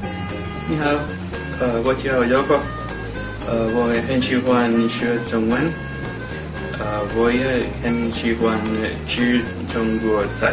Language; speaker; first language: Chinese; non-native, learner; Finnish